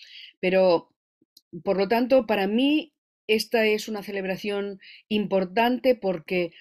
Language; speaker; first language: Spanish; native; Spanish